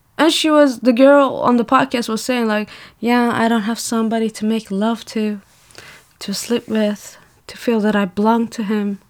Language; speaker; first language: English; non-native, fluent; Persian